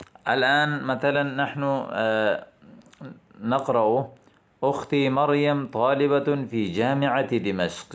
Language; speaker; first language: Arabic; non-native, fluent; Urdu